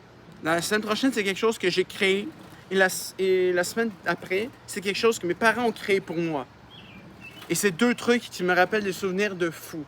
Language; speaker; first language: French; native; French